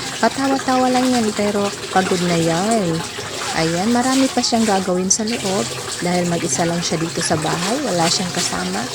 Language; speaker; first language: Filipino; non-native, local second language; Bikol